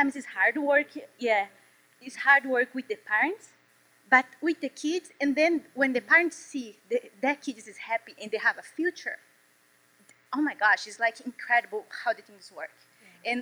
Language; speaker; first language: English; non-native, learner; Portuguese